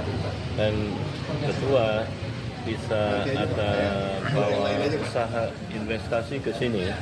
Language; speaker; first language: Indonesian; non-native, learner; Chinese